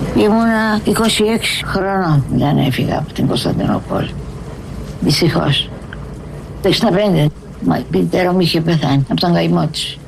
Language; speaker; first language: Greek; native; Greek